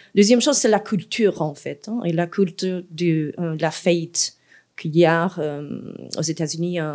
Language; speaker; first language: French; non-native, fluent; English